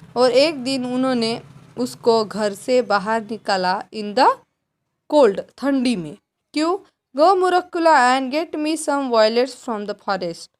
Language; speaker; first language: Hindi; non-native, local second language; Marathi